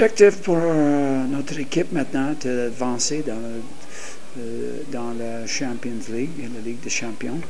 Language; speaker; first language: French; non-native, learner; English